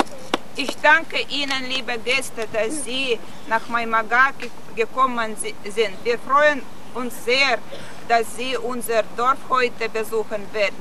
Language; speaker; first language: German; non-native, fluent; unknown